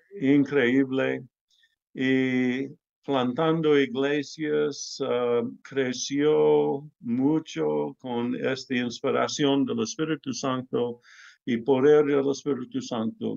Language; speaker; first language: Spanish; non-native, learner; English